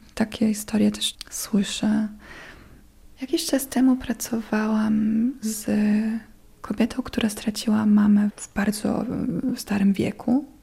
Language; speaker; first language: Polish; non-native, fluent; German